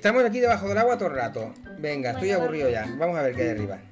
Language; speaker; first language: Spanish; native; Spanish